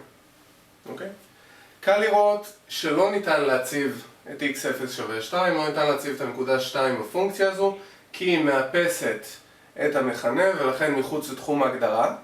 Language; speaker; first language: Hebrew; native; Hebrew